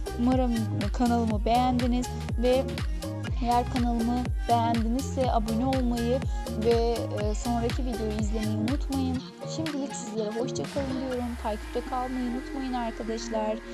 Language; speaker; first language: Turkish; native; Turkish